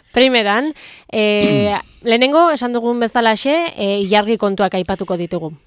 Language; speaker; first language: Basque; native; Basque